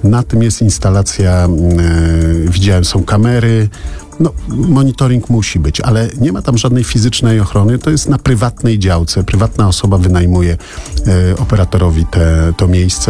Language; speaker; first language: Polish; native; Polish